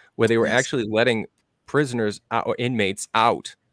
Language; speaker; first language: English; native; English